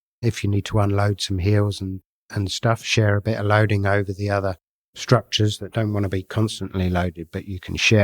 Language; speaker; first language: English; native; English